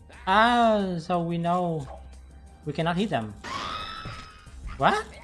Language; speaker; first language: English; non-native, fluent; Vietnamese